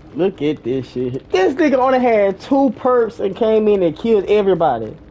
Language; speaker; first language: English; native; English